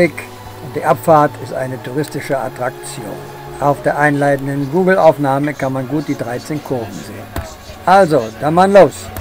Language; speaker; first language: German; native; German